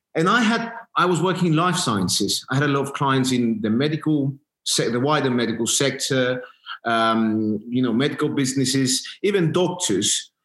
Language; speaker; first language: English; non-native, fluent; Greek